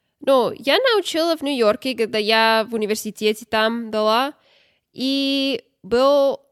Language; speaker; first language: Russian; non-native, learner; English